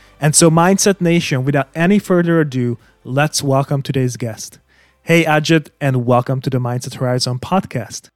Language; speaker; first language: English; non-native, fluent; Hungarian